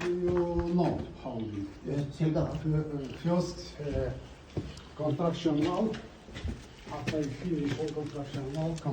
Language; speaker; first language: English; non-native, learner; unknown